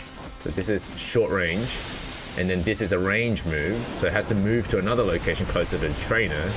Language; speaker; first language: English; native; English